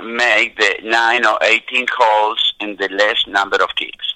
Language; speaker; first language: English; non-native, fluent; Spanish